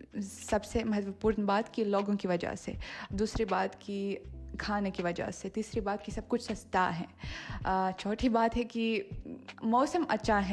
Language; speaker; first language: Hindi; non-native, fluent; Russian